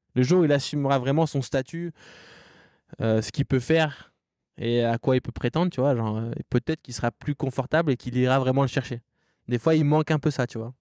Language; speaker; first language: French; native; French